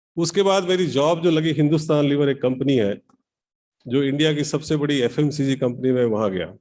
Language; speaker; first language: Hindi; native; Hindi